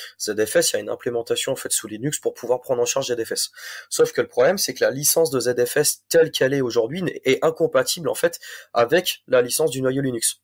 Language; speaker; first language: French; native; French